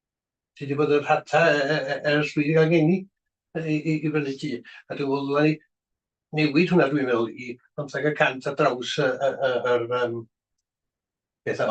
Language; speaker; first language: Welsh; native; Welsh